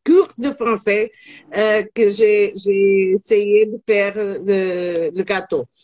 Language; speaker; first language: French; non-native, learner; Portuguese